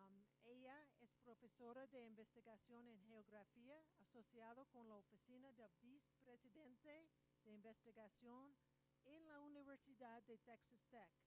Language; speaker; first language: Spanish; non-native, learner; English